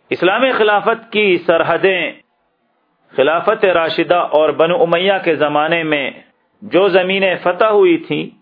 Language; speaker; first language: Urdu; native; Urdu